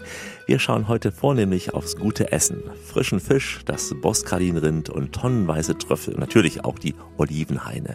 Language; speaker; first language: German; native; German